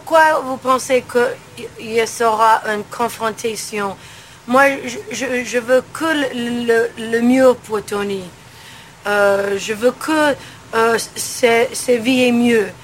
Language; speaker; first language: French; non-native, learner; English